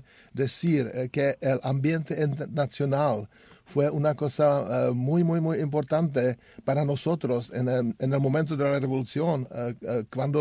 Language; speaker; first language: Spanish; non-native, learner; Czech